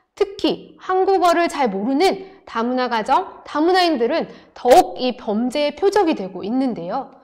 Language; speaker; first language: Korean; native; Korean